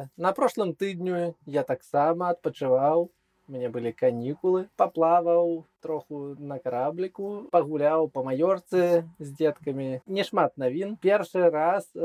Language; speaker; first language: Belarusian; non-native, local second language; Russian